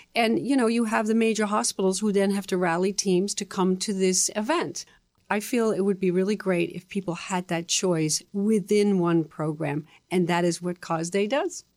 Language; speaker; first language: English; non-native, fluent; Dutch